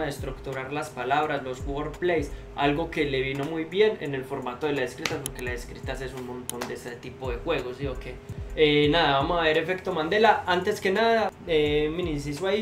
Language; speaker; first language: Spanish; native; Spanish